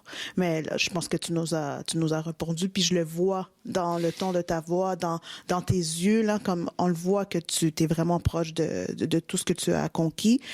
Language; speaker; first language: French; native; French